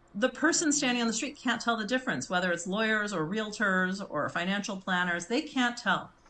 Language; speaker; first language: English; native; English